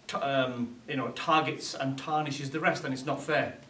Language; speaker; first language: English; early bilingual, other home language; Urdu